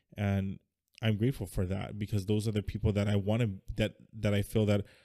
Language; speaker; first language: English; native; English